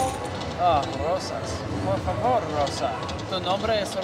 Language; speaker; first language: Spanish; non-native, learner; English